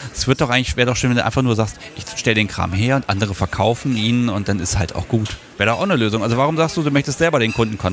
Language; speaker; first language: German; native; German